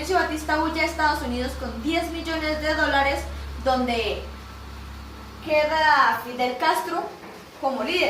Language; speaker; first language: Spanish; native; Spanish